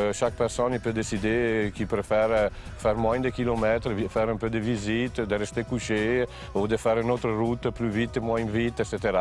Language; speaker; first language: French; non-native, fluent; Italian